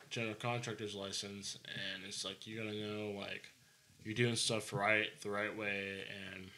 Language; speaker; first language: English; native; English